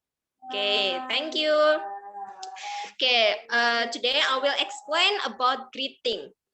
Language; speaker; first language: English; non-native, learner; Indonesian